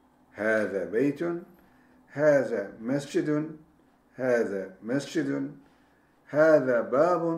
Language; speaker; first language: Arabic; non-native, fluent; Turkish